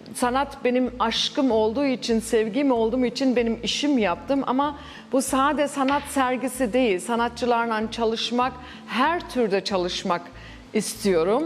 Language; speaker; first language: Turkish; early bilingual, heritage; Turkish